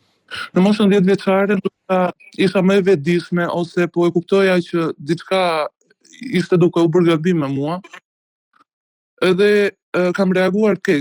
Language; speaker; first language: Albanian; native; Albanian